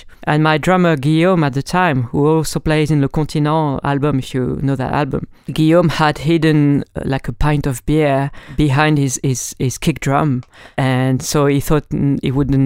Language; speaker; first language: English; non-native, fluent; French